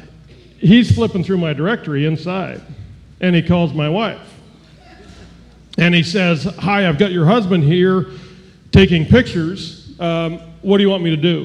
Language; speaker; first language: English; native; English